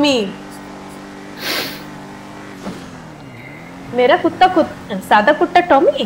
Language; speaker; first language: Hindi; native; Hindi